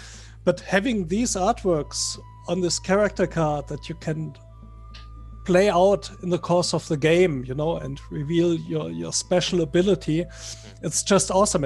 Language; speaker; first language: English; non-native, fluent; German